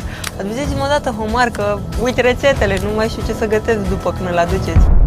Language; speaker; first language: Romanian; non-native, fluent; French